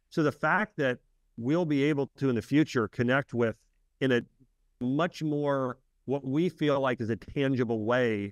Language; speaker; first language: English; native; English